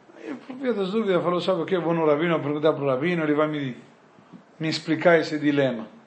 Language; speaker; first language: Portuguese; non-native, fluent; Spanish